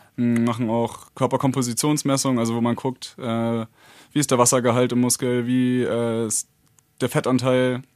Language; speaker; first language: German; native; German